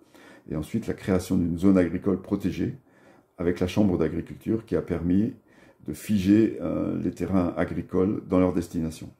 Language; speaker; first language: French; native; French